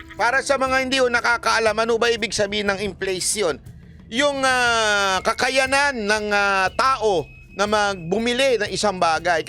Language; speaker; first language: Filipino; native; Filipino